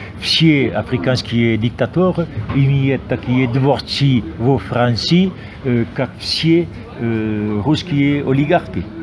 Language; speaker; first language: Russian; non-native, fluent; French